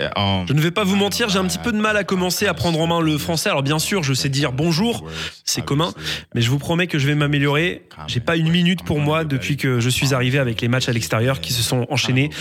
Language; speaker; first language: French; non-native, fluent; English